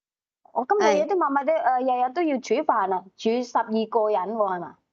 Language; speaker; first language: Cantonese; native; Cantonese